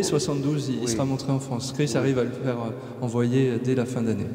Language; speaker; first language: French; native; French